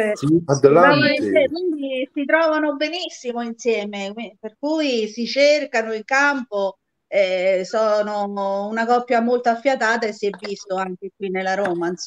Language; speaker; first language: Italian; native; Italian